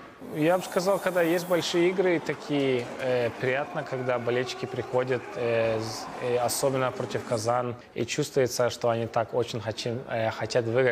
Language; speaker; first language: Russian; early bilingual, heritage; Russian